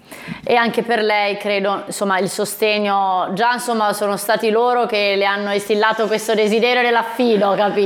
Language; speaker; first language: Italian; native; Italian